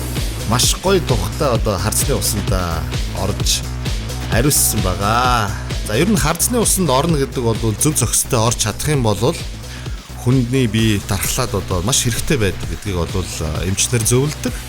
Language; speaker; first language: Mongolian; native; Mongolian